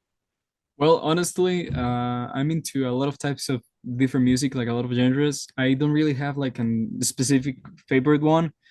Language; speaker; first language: English; non-native, fluent; Spanish